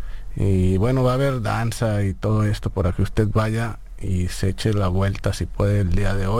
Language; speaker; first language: Spanish; native; Spanish